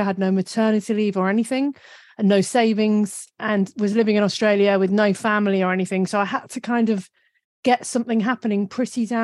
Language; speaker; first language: English; native; English